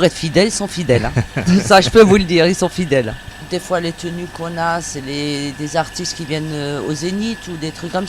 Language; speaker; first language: French; native; French